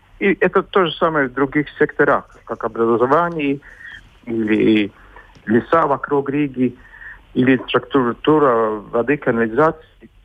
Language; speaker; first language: Russian; non-native, local second language; Latvian